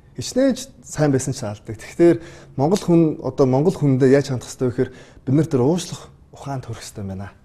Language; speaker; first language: Mongolian; native; Mongolian